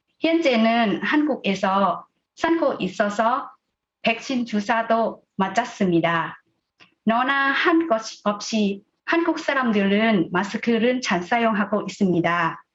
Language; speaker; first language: Korean; non-native, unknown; Thai